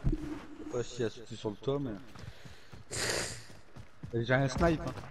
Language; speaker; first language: French; native; French